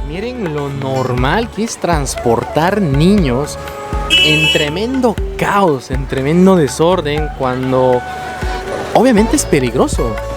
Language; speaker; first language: Spanish; native; Spanish